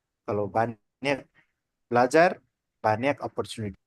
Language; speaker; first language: Indonesian; non-native, learner; Nepali